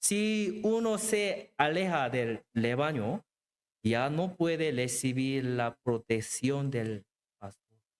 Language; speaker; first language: Spanish; non-native, learner; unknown